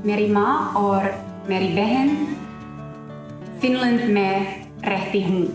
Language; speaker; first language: Hindi; non-native, learner; Finnish